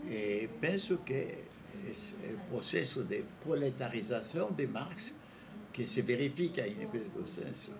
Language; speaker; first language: Spanish; non-native, fluent; French